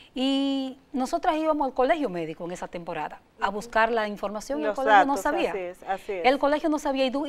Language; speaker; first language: Spanish; native; Spanish